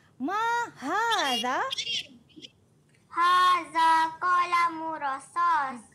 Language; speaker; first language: Arabic; non-native, learner; Malay